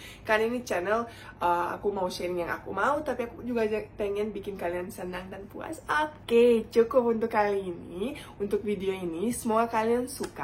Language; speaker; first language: Indonesian; non-native, fluent; Bosnian